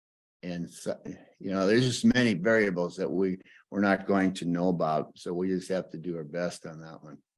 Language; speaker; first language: English; native; English